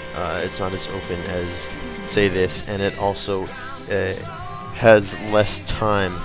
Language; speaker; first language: English; native; English